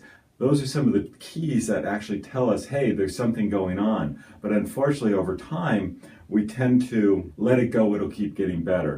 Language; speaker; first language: English; native; English